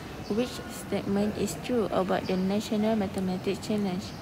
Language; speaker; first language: English; non-native, local second language; Malay